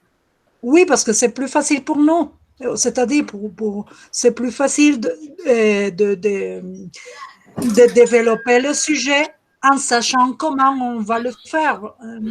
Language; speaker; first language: French; non-native, fluent; Spanish